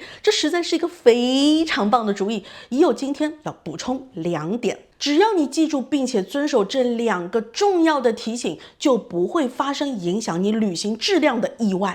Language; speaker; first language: Chinese; native; Chinese